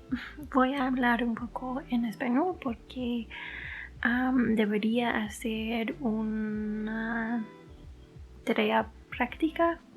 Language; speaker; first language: Spanish; non-native, fluent; English